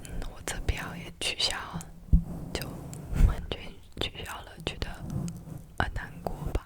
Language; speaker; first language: Chinese; early bilingual, heritage; Chinese